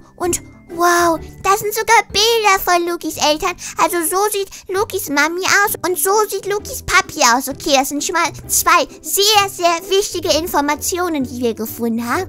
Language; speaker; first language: German; native; German